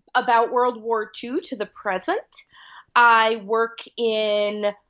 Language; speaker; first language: English; early bilingual, other home language; Hindi